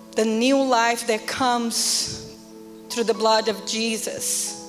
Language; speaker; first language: English; non-native, fluent; Portuguese